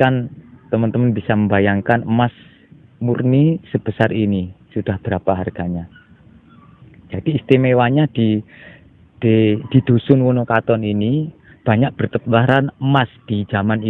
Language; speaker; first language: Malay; non-native, local second language; Javanese